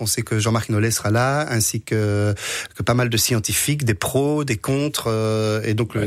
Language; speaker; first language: French; native; French